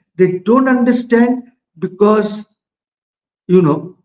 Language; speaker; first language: English; non-native, local second language; Bangla